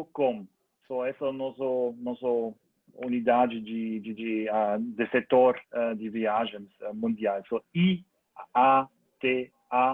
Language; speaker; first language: Portuguese; non-native, learner; German